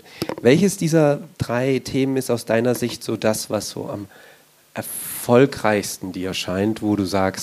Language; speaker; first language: German; native; German